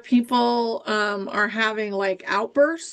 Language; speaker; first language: English; native; English